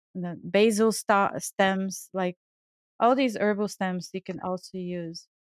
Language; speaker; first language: English; non-native, fluent; Bulgarian